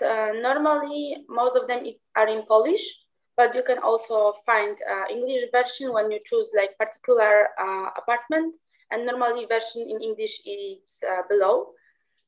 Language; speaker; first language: English; non-native, fluent; Polish